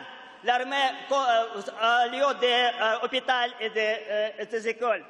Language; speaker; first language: French; non-native, fluent; Russian